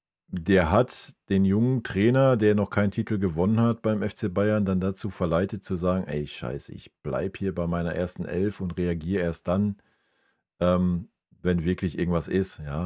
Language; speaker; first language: German; native; German